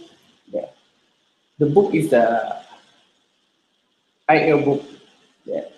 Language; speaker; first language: English; non-native, learner; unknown